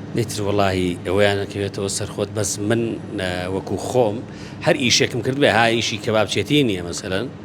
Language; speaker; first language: Central Kurdish; non-native, local second language; Gurani